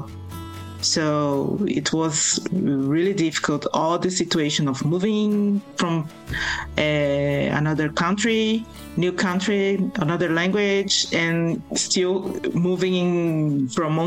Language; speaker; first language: English; non-native, fluent; Portuguese